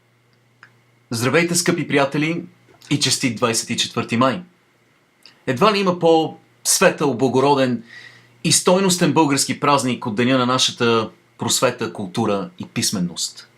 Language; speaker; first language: Bulgarian; native; Bulgarian